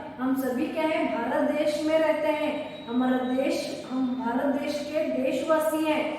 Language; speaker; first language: Hindi; non-native, local second language; Kannada